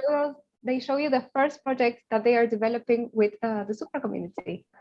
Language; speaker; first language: English; non-native, fluent; Spanish